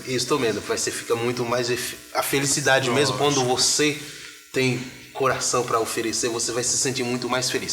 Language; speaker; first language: Portuguese; non-native, fluent; Haitian Creole